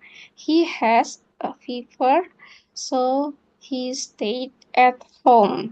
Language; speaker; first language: English; non-native, fluent; Indonesian